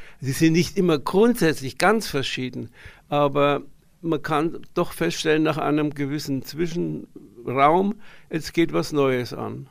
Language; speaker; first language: German; native; German